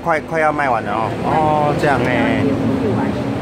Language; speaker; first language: Chinese; native; Chinese